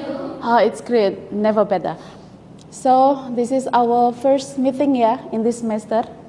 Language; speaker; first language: English; non-native, fluent; Indonesian